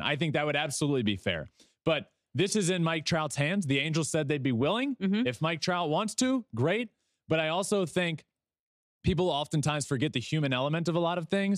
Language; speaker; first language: English; native; English